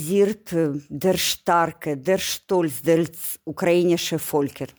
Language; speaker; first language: German; non-native, learner; Ukrainian